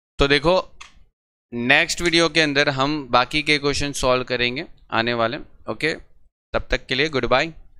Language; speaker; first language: Hindi; non-native, local second language; Gujarati